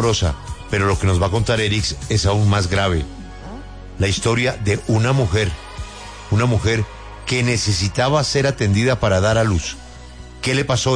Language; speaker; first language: Spanish; native; Spanish